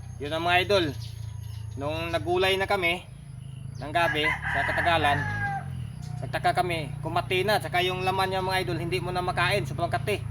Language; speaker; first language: Filipino; non-native, local second language; Cebuano